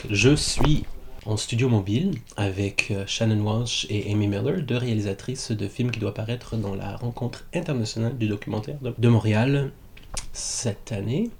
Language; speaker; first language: French; native; French